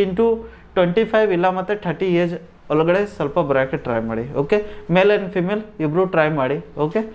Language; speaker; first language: Kannada; non-native, local second language; Hindi